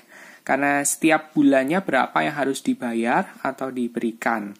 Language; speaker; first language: Indonesian; native; Indonesian